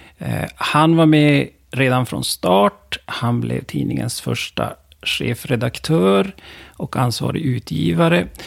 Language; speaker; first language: Swedish; native; Swedish